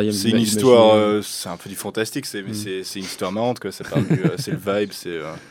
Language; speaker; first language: French; native; French